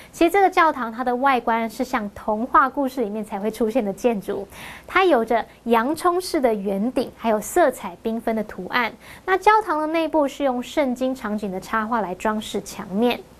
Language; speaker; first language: Chinese; native; Chinese